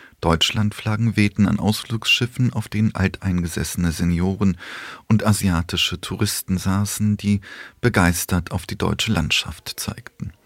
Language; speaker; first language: German; early bilingual, other home language; Polish